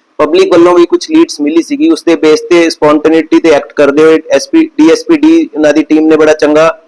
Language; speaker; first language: Hindi; non-native, local second language; Punjabi